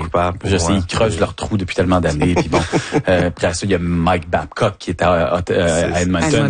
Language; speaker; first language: French; native; French